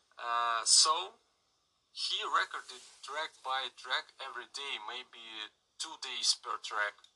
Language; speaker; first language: English; non-native, learner; Russian